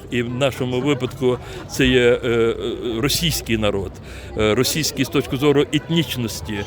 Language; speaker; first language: Ukrainian; non-native, local second language; Crimean Tatar